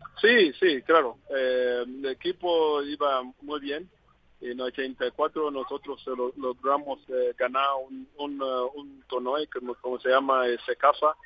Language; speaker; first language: Spanish; non-native, learner; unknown